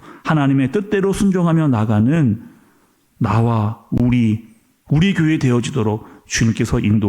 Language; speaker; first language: Korean; native; Korean